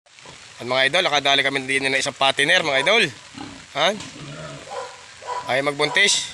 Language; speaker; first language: Filipino; native; Filipino